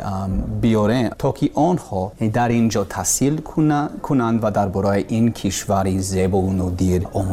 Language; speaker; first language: Persian; non-native, learner; English